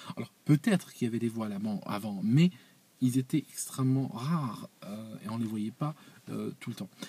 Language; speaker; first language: French; non-native, local second language; Arabic